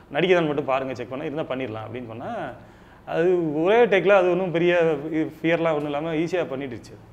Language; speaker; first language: Tamil; native; Tamil